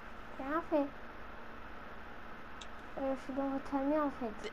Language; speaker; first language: French; native; French